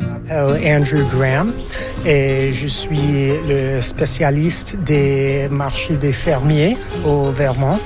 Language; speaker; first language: French; non-native, fluent; English